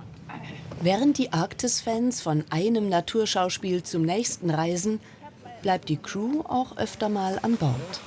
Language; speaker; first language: German; native; German